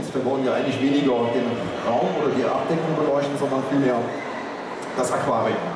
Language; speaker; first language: German; native; German